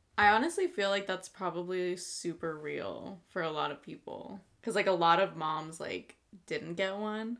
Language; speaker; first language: English; early bilingual, other home language; Spanish